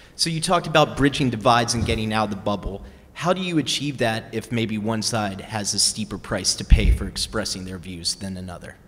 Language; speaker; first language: English; non-native, fluent; Portuguese